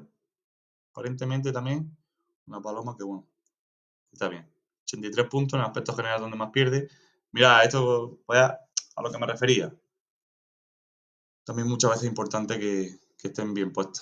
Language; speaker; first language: Spanish; native; Spanish